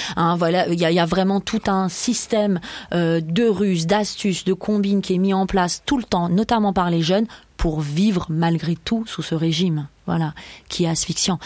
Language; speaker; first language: French; early bilingual, other home language; Persian